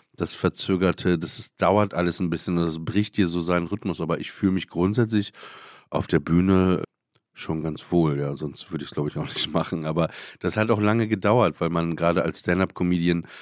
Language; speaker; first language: German; native; German